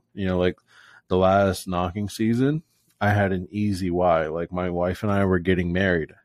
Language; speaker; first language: English; native; English